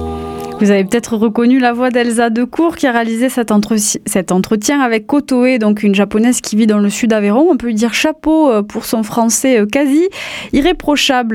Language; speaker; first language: French; native; French